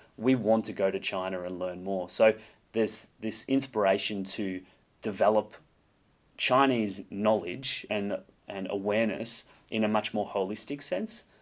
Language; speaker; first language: English; native; English